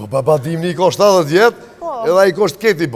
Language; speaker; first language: Albanian; native; Albanian